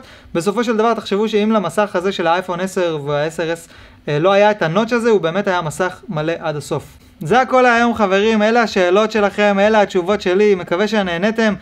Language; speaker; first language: Hebrew; native; Hebrew